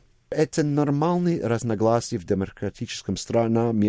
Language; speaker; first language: Russian; non-native, fluent; English